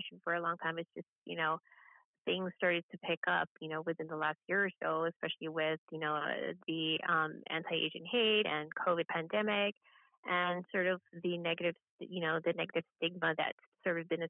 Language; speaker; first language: English; native; English